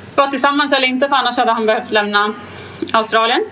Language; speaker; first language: Swedish; native; Swedish